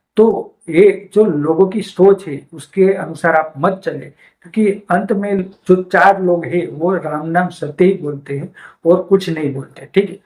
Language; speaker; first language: Hindi; non-native, local second language; Gujarati